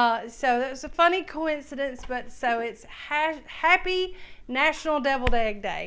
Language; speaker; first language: English; native; English